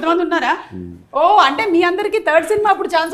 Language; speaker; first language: Telugu; native; Telugu